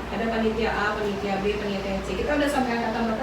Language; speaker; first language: Indonesian; non-native, local second language; Minangkabau